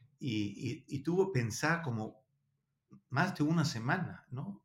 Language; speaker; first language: Spanish; non-native, learner; Danish